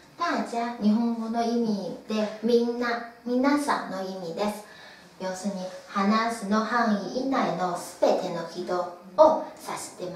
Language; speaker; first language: Japanese; non-native, fluent; Chinese